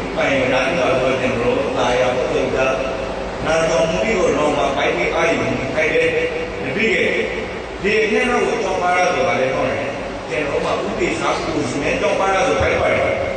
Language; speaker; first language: Burmese; native; Burmese